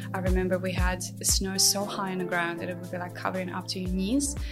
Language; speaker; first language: English; non-native, fluent; Ukrainian